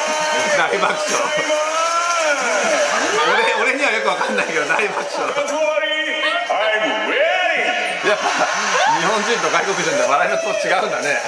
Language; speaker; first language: Japanese; native; Japanese